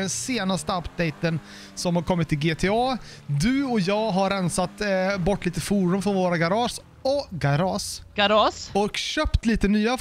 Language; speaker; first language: Swedish; native; Swedish